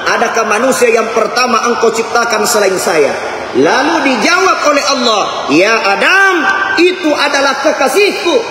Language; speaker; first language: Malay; non-native, local second language; Buginese